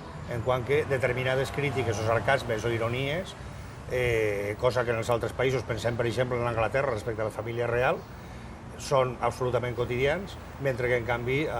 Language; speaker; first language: Catalan; native; Catalan